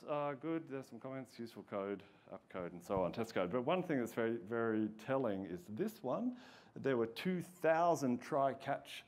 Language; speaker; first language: English; native; English